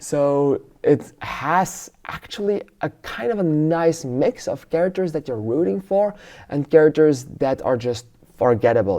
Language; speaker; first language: English; non-native, fluent; Dutch